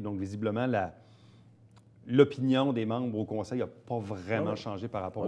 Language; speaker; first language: French; native; French